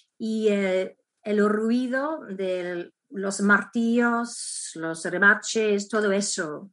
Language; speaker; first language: Spanish; non-native, fluent; English